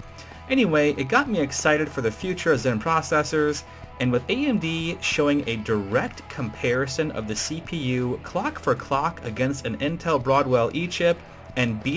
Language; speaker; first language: English; native; English